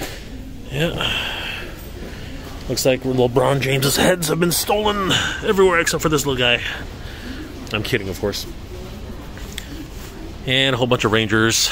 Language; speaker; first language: English; native; English